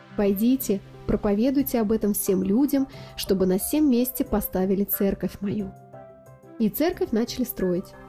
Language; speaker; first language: Russian; native; Russian